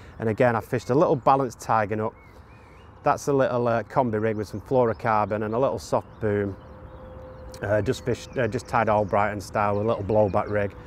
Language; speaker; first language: English; native; English